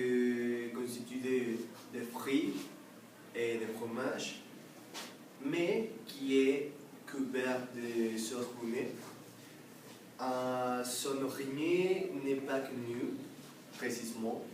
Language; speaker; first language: French; non-native, learner; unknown